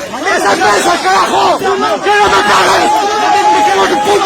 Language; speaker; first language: Spanish; native; Spanish